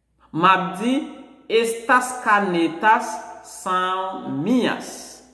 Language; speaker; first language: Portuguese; non-native, fluent; Haitian Creole